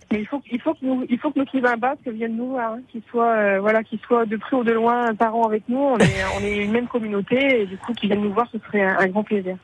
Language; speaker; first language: French; native; French